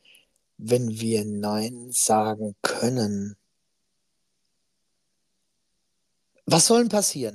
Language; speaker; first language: German; native; German